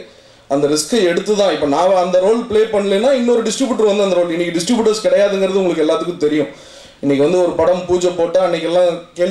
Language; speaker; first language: Tamil; native; Tamil